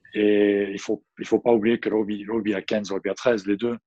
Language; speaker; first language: French; non-native, fluent; English